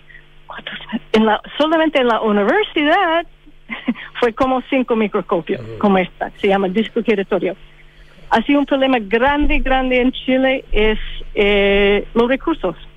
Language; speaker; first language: Spanish; non-native, fluent; English